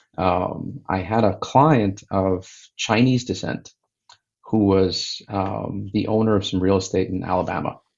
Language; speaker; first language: English; native; English